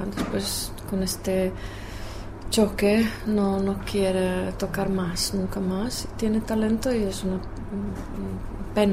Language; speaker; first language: Spanish; non-native, fluent; Czech